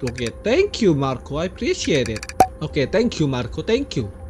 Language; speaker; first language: English; non-native, learner; Indonesian